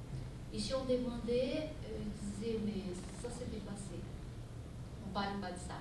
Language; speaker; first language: French; non-native, fluent; Portuguese